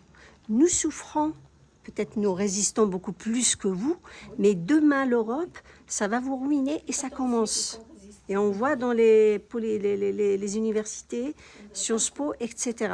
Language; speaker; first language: French; non-native, local second language; Kabyle